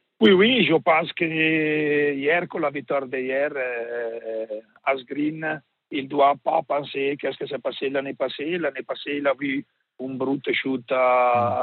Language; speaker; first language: French; non-native, learner; Italian